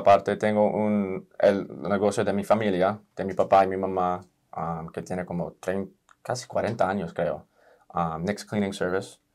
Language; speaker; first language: Spanish; early bilingual, heritage; Spanish